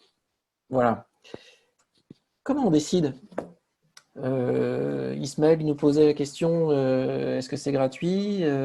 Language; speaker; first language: French; native; French